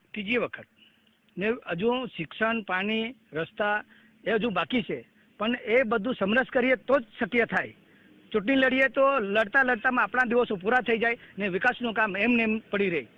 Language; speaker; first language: Gujarati; non-native, local second language; Kukna